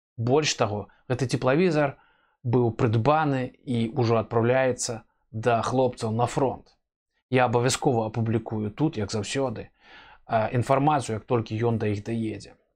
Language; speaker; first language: Belarusian; native; Belarusian